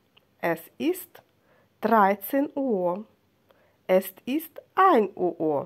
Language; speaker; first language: German; non-native, fluent; Russian